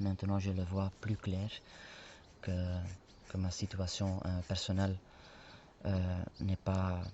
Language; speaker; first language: French; non-native, fluent; Spanish